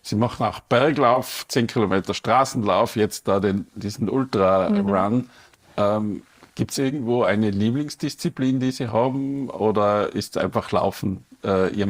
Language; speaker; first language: German; native; German